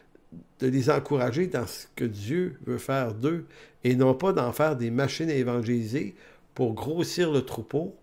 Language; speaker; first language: French; native; French